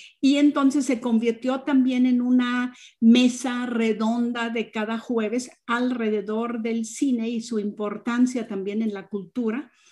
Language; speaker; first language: Spanish; non-native, fluent; German